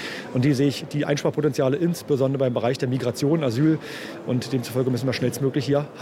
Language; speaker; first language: German; native; German